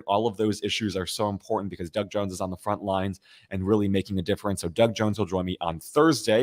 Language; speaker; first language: English; native; English